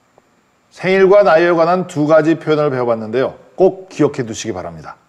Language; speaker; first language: Korean; native; Korean